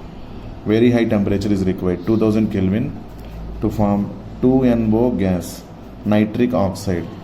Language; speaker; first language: English; non-native, local second language; Telugu